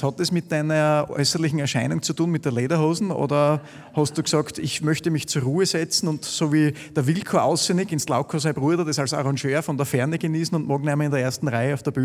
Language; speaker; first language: German; native; German